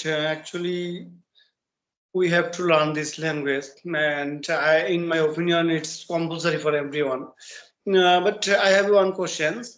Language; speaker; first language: English; non-native, learner; Bangla